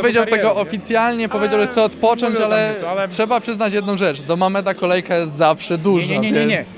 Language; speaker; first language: Polish; native; Polish